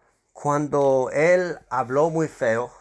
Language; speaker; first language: Spanish; non-native, fluent; English